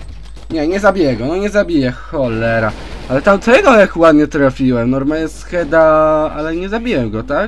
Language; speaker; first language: Polish; native; Polish